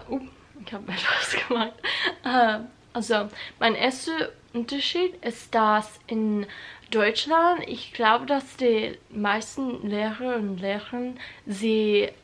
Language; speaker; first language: German; non-native, learner; English